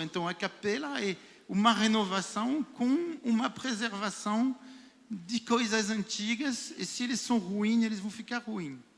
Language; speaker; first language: Portuguese; non-native, fluent; French